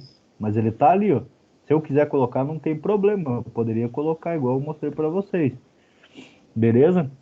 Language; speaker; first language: Portuguese; native; Portuguese